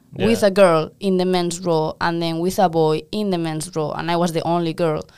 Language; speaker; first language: English; non-native, fluent; Spanish